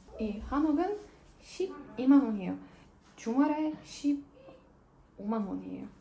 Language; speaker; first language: Korean; non-native, fluent; Ukrainian